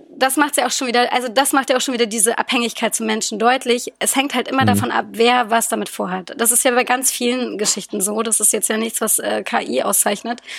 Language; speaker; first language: German; native; German